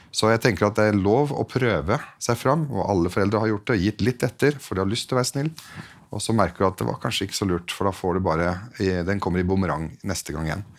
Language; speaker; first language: Norwegian; early bilingual, other home language; Arabic